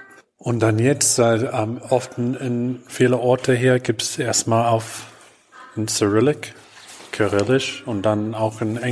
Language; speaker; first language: German; non-native, fluent; English